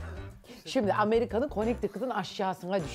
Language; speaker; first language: Turkish; native; Turkish